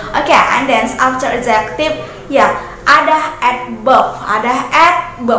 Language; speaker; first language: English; non-native, learner; Indonesian